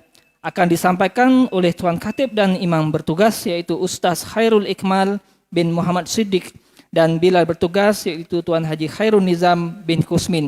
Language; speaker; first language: Malay; native; Malay